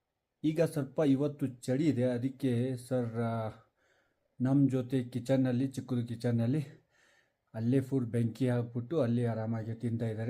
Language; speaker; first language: Kannada; non-native, fluent; Ladakhi